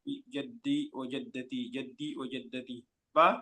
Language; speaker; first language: Arabic; non-native, fluent; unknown